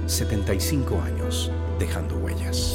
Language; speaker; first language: Spanish; native; Spanish